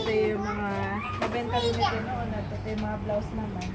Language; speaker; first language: Filipino; native; Filipino